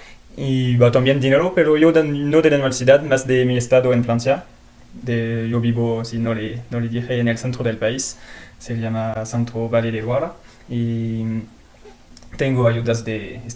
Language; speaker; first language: Spanish; non-native, learner; French